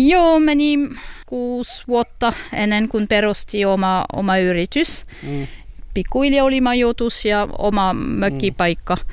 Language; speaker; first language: Finnish; non-native, learner; French